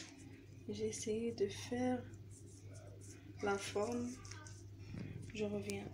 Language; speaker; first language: French; non-native, learner; Arabic